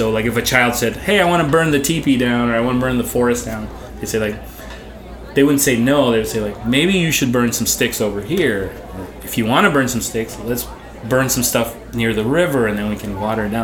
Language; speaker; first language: English; early bilingual, other home language; Spanish